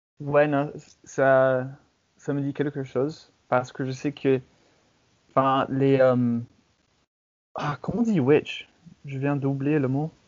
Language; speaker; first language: French; non-native, fluent; English